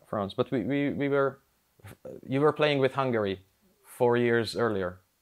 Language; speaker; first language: English; non-native, fluent; Hungarian